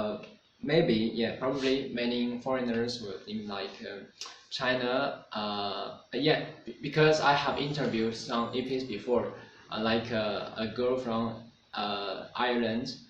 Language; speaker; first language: English; non-native, learner; Chinese